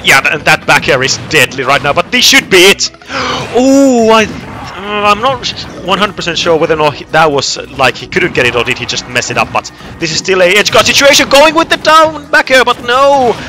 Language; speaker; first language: English; non-native, fluent; Finnish